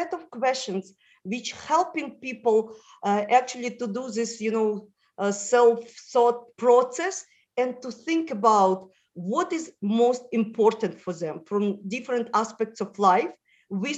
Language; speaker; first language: English; non-native, fluent; Russian